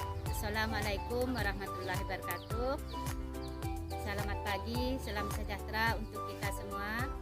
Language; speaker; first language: Indonesian; native; Indonesian